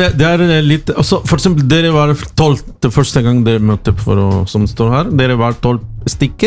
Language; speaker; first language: Norwegian; non-native, fluent; Spanish